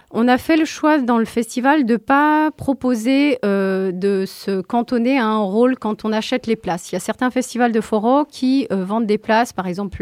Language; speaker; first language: French; native; French